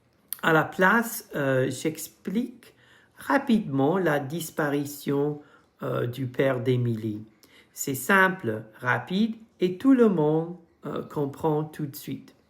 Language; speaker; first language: French; non-native, fluent; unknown